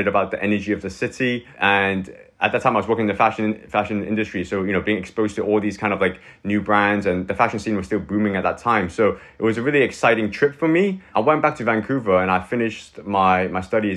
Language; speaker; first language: English; native; English